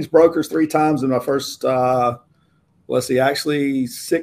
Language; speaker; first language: English; native; English